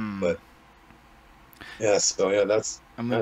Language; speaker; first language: English; native; English